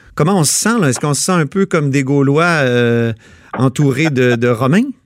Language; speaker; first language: French; native; French